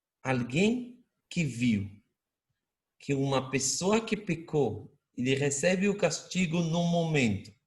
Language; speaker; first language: Portuguese; non-native, fluent; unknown